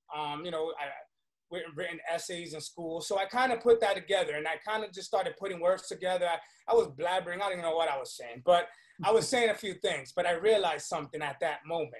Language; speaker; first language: English; early bilingual, other home language; Spanish